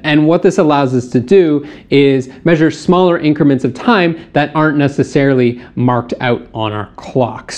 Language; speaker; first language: English; native; English